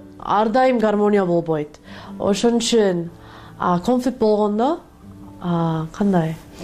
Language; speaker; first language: Kyrgyz; non-native, learner; English